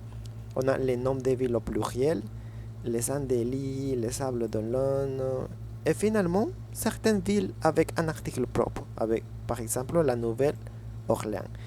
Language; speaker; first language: French; non-native, fluent; Spanish